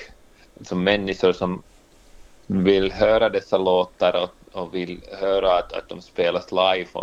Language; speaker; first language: Swedish; non-native, local second language; Finnish